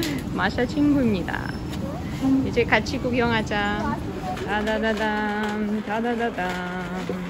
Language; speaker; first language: Korean; non-native, fluent; Russian